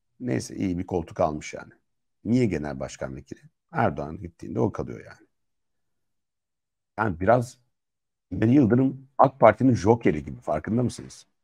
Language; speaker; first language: Turkish; native; Turkish